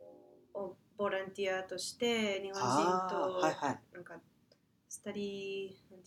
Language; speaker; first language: Japanese; non-native, fluent; English